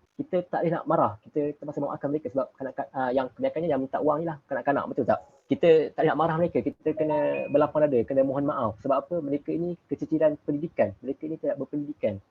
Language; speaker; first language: Malay; native; Malay